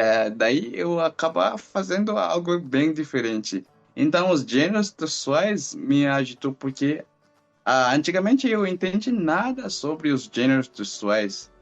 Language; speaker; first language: Portuguese; non-native, fluent; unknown